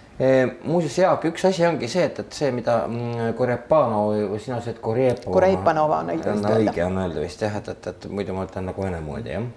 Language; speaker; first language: Estonian; native; Estonian